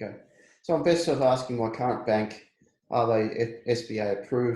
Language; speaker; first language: English; native; English